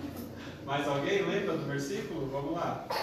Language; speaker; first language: Portuguese; native; Portuguese